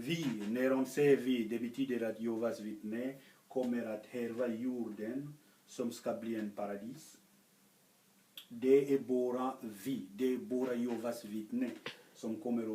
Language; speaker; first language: Swedish; non-native, fluent; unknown